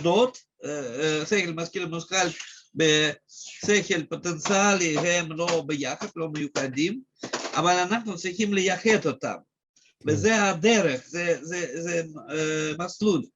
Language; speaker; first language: Hebrew; non-native, fluent; Russian